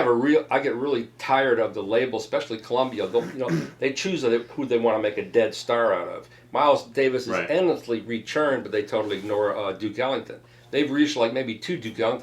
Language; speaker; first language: English; native; English